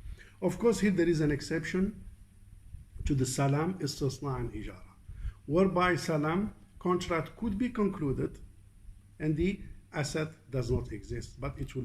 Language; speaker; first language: English; non-native, fluent; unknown